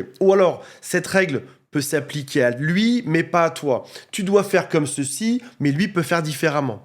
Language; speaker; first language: French; native; French